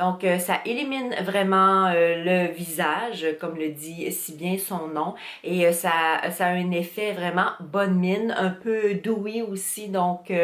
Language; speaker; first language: French; native; French